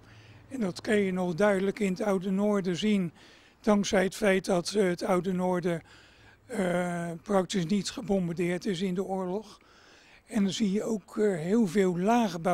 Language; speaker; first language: Dutch; native; Dutch